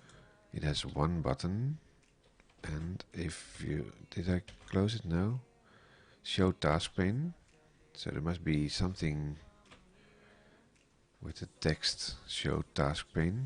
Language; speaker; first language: English; non-native, fluent; Dutch